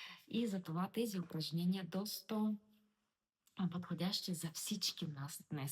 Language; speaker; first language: Bulgarian; non-native, learner; Russian